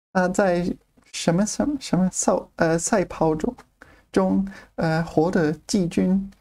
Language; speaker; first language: Chinese; non-native, fluent; English